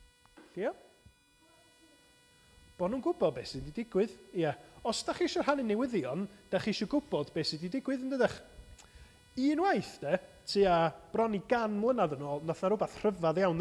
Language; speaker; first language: Welsh; native; Welsh